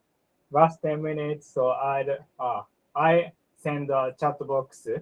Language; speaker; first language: English; non-native, learner; Japanese